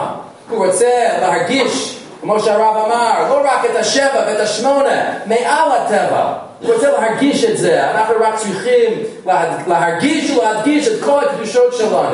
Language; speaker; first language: Hebrew; non-native, fluent; English